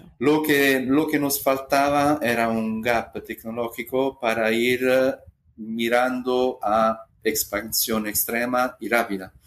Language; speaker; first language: Spanish; non-native, fluent; Italian